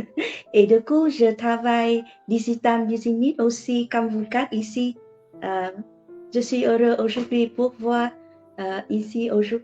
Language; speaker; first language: French; non-native, learner; Vietnamese